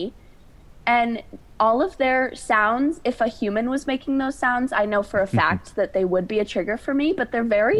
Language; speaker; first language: English; native; English